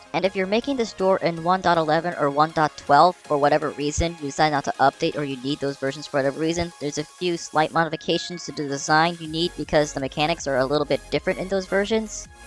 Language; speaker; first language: English; native; English